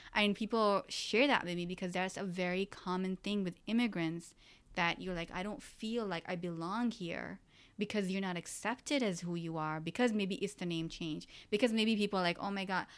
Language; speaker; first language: English; early bilingual, other home language; Urdu